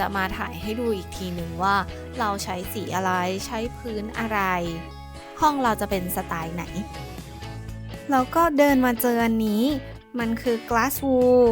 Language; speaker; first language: Thai; native; Thai